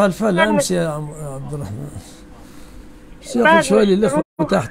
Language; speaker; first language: Arabic; native; Arabic